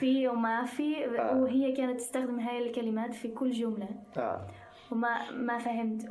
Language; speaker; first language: Arabic; non-native, fluent; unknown